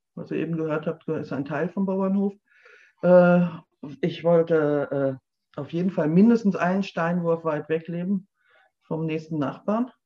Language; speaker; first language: German; native; German